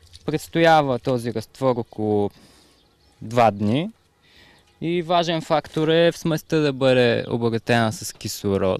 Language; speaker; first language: Bulgarian; native; Bulgarian